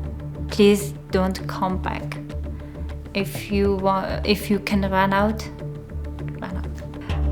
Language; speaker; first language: English; non-native, learner; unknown